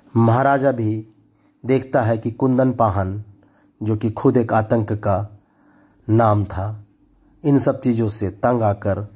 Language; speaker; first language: Hindi; native; Hindi